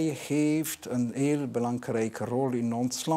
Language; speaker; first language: Dutch; non-native, local second language; French